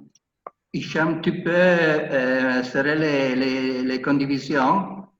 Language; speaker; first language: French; non-native, learner; Italian